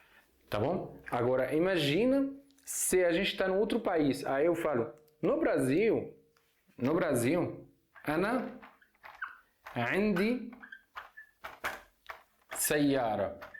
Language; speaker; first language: Portuguese; non-native, fluent; Arabic